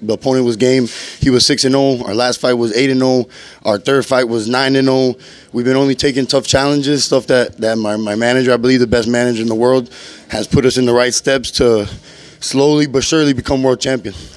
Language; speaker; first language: English; early bilingual, other home language; Spanish